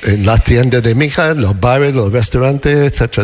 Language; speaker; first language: Spanish; non-native, fluent; English